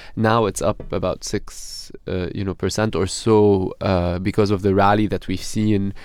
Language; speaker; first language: English; non-native, fluent; Arabic